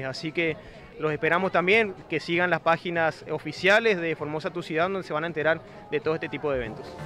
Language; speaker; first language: Spanish; native; Spanish